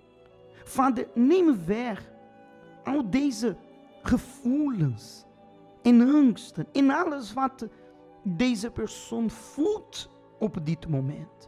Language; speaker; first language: Dutch; non-native, fluent; Portuguese